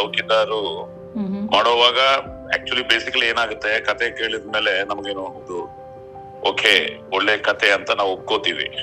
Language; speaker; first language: Kannada; non-native, local second language; Telugu